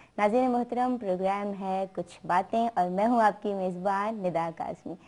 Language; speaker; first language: Urdu; native; Urdu